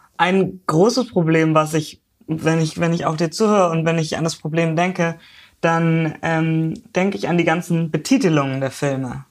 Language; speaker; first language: German; native; German